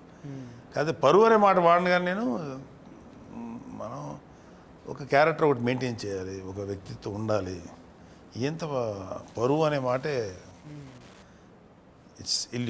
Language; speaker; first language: Telugu; native; Telugu